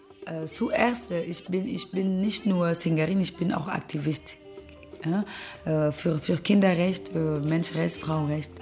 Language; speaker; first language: German; non-native, learner; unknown